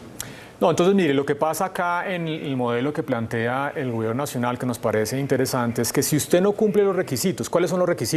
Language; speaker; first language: Spanish; native; Spanish